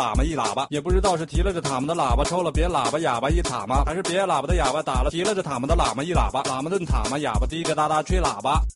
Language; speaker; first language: Chinese; native; Chinese